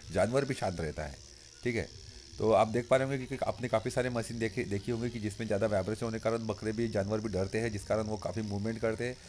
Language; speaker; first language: Hindi; non-native, local second language; Marathi